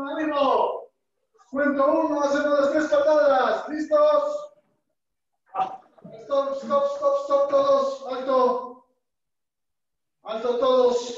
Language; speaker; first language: Spanish; native; Spanish